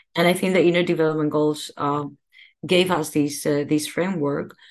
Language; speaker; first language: English; non-native, fluent; Spanish